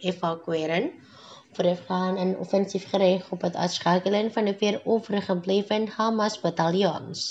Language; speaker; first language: Dutch; non-native, fluent; Indonesian